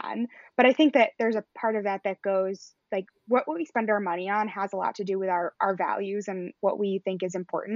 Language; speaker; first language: English; native; English